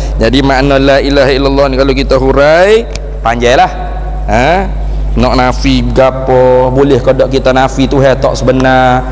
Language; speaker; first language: Malay; native; Malay